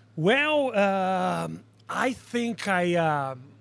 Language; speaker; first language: English; non-native, fluent; Portuguese